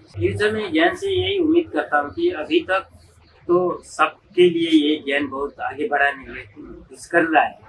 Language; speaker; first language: Hindi; non-native, local second language; Nepali